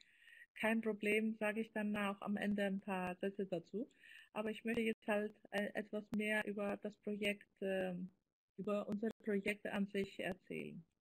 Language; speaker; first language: German; non-native, fluent; Greek